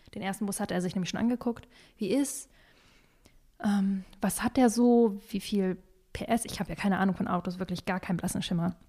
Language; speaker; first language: German; early bilingual, other home language; Russian